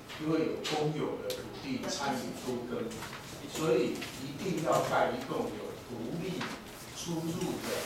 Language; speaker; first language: Chinese; native; Chinese